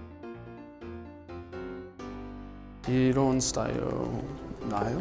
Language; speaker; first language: Korean; non-native, learner; English